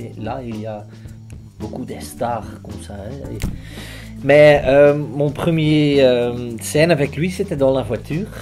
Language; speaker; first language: French; non-native, local second language; Dutch